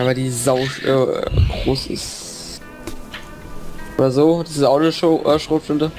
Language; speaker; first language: German; native; German